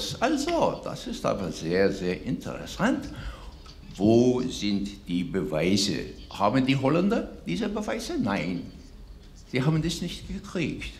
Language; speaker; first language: German; non-native, fluent; English